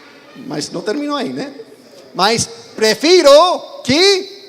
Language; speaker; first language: Portuguese; non-native, fluent; Spanish